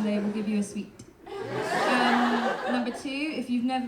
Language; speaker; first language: English; native; English